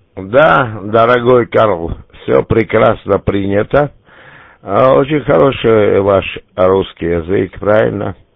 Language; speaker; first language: Russian; native; Russian